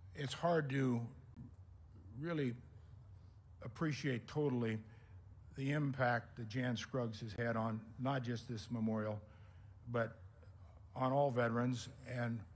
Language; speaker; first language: English; native; English